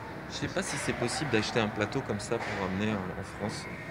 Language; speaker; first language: French; native; French